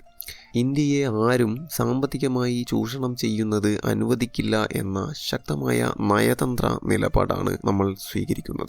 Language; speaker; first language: Malayalam; native; Malayalam